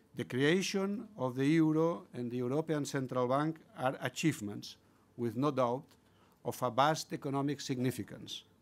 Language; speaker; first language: English; non-native, fluent; Catalan